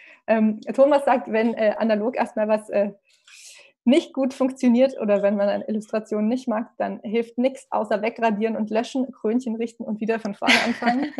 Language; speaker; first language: German; native; German